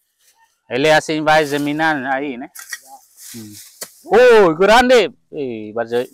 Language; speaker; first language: Portuguese; non-native, learner; Vietnamese